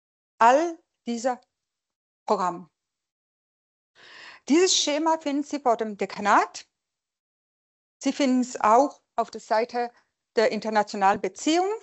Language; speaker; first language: German; non-native, local second language; French